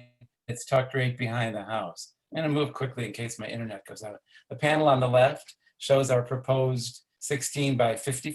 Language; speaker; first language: English; native; English